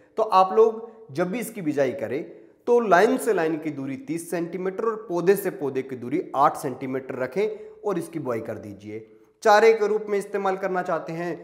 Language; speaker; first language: Hindi; native; Hindi